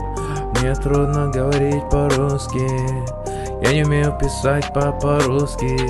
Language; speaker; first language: Russian; early bilingual, heritage; Russian